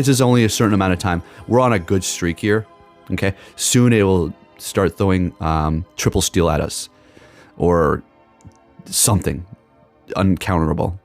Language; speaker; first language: English; native; English